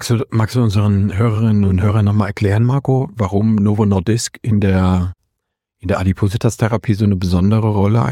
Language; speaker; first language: German; native; German